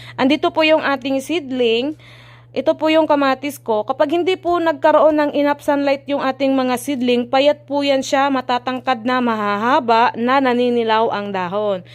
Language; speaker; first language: Filipino; non-native, local second language; Cebuano